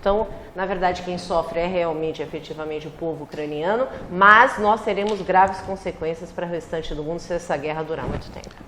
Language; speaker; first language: Portuguese; native; Portuguese